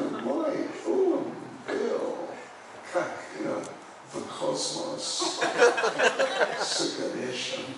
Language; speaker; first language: Russian; non-native, learner; English